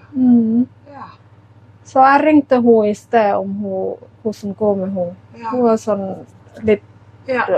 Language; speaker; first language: Norwegian; non-native, learner; Thai